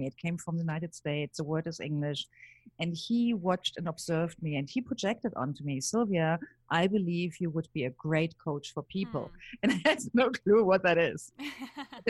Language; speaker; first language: English; non-native, fluent; German